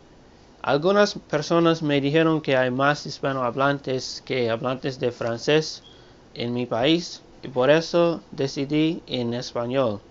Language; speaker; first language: Spanish; non-native, learner; English